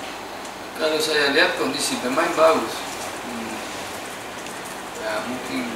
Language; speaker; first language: Indonesian; non-native, fluent; Spanish